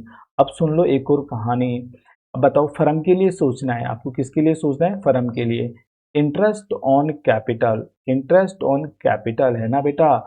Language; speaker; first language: Hindi; native; Hindi